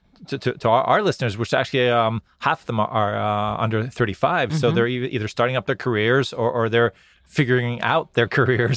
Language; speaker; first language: English; non-native, fluent; Norwegian